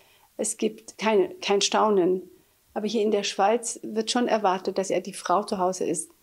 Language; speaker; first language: German; early bilingual, other home language; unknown